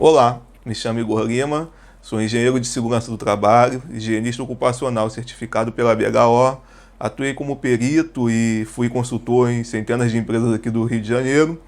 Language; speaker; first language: Portuguese; native; Portuguese